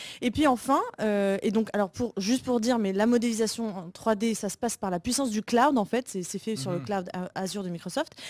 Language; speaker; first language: French; native; French